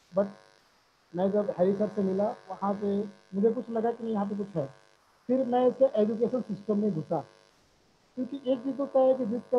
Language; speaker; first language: Hindi; native; Hindi